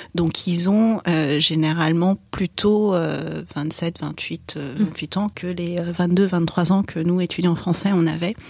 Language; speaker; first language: French; early bilingual, other home language; Chinese